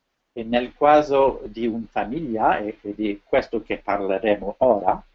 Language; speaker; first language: Italian; non-native, fluent; French